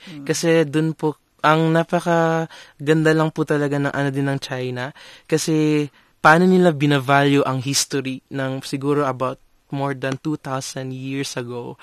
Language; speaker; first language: Filipino; non-native, local second language; Cebuano